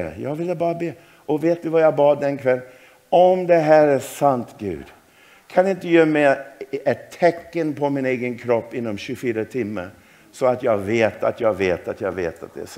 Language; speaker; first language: Swedish; non-native, fluent; English